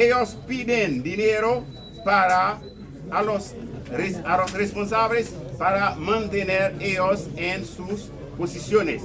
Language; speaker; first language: Spanish; non-native, fluent; Haitian Creole